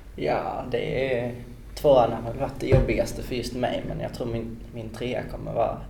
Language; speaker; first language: Swedish; native; Swedish